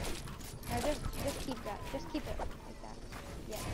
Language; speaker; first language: English; native; English